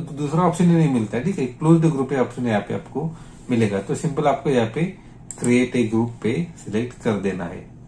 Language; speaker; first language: Hindi; non-native, local second language; Marathi